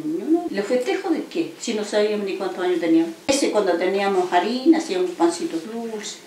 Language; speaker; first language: Spanish; native; Spanish